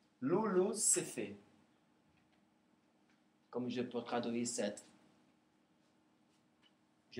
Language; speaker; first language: French; non-native, learner; Portuguese